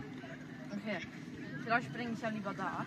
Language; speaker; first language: German; early bilingual, other home language; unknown